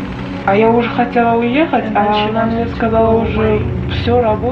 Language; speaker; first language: Russian; non-native, fluent; Uzbek